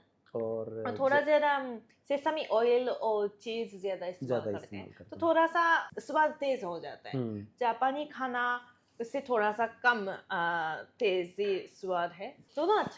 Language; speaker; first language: Hindi; non-native, fluent; Japanese